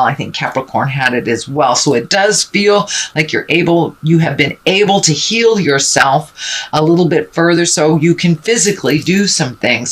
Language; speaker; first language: English; native; English